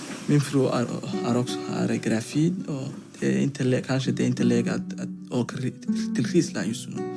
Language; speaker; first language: Swedish; non-native, fluent; Somali